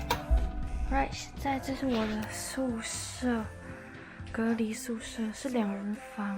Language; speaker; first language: Chinese; early bilingual, heritage; Chinese